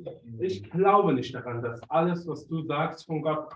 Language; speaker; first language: German; native; German